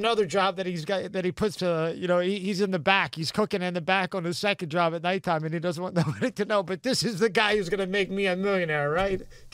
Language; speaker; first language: English; native; English